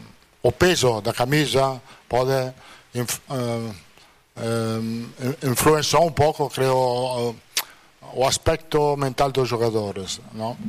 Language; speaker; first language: Portuguese; non-native, fluent; Italian